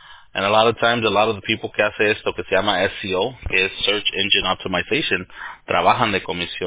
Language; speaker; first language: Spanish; early bilingual, heritage; Spanish